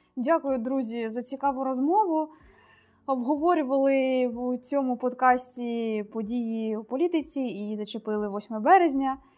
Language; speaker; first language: Ukrainian; native; Ukrainian